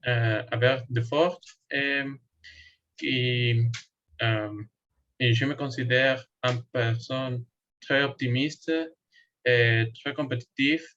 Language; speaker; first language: French; non-native, learner; Spanish